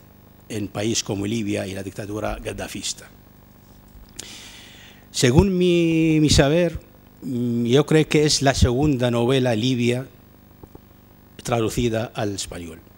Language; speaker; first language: Spanish; non-native, fluent; Arabic